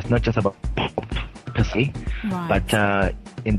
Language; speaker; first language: English; non-native, local second language; Zulu